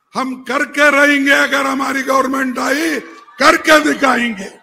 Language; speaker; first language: Hindi; non-native, local second language; Kannada